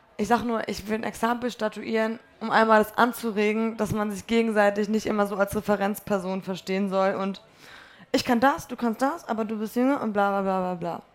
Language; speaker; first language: German; early bilingual, other home language; Polish